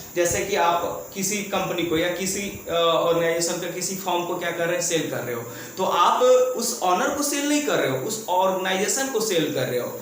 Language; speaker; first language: Hindi; native; Hindi